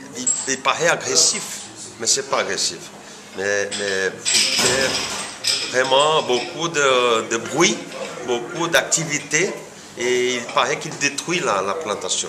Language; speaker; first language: French; non-native, fluent; Portuguese